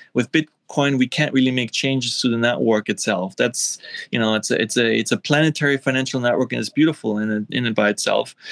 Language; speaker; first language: English; non-native, fluent; German